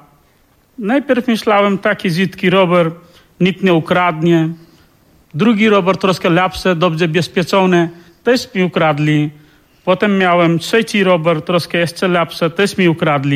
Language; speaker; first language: Polish; non-native, learner; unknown